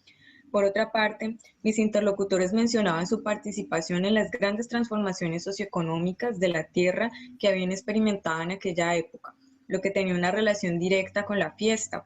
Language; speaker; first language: Spanish; native; Spanish